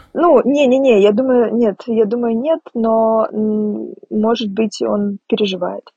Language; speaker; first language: Russian; native; Russian